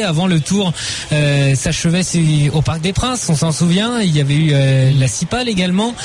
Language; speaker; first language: French; native; French